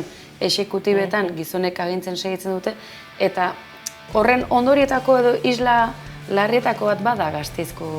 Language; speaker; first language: Basque; native; Basque